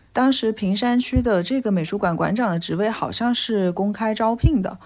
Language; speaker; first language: Chinese; native; Chinese